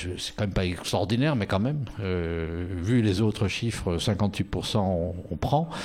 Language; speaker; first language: French; native; French